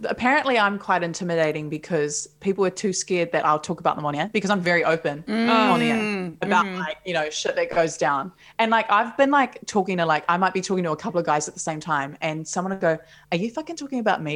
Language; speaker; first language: English; native; English